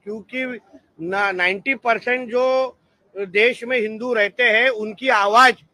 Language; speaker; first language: Hindi; non-native, local second language; Marathi